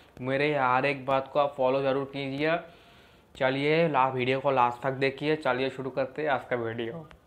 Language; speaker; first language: Hindi; non-native, local second language; Bangla